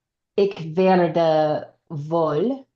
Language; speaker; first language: German; non-native, learner; English